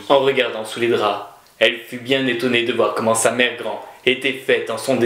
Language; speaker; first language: French; native; French